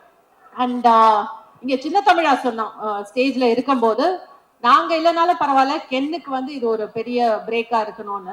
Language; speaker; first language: Tamil; native; Tamil